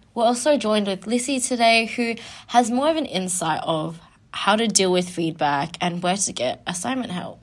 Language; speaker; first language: English; native; English